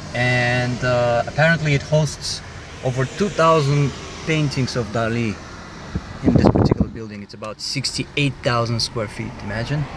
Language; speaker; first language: English; non-native, fluent; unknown